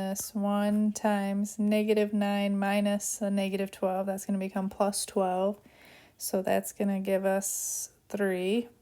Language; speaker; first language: English; native; English